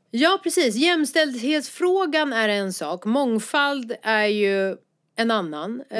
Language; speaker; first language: Swedish; early bilingual, other home language; Persian